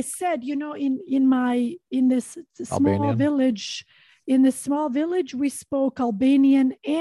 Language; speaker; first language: English; non-native, fluent; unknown